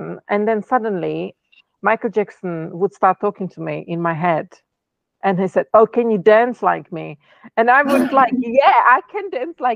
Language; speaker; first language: English; non-native, fluent; Czech